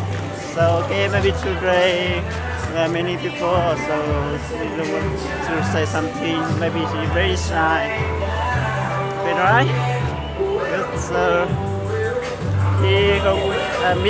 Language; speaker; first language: English; non-native, learner; Hmong